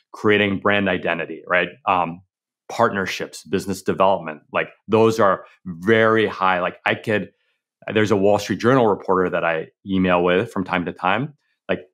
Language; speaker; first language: English; native; English